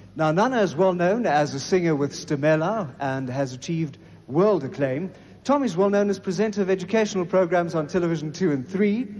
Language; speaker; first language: English; non-native, local second language; Afrikaans